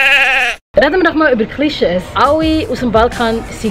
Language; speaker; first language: German; early bilingual, other home language; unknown